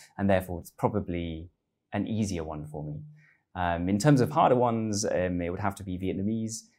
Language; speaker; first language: English; native; English